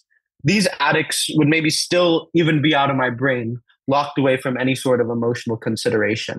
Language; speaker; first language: English; early bilingual, other home language; Telugu